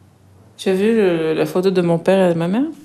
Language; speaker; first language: French; non-native, local second language; Arabic